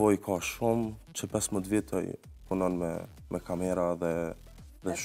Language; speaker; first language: Albanian; early bilingual, heritage; Albanian